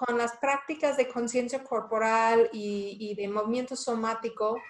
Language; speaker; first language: Spanish; non-native, fluent; English